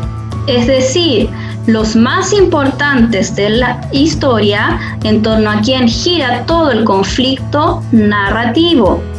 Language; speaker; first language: Spanish; native; Spanish